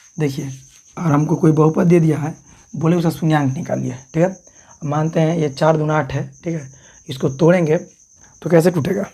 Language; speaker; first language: Hindi; native; Hindi